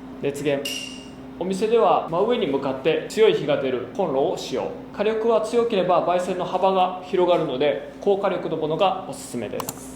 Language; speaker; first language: Japanese; native; Japanese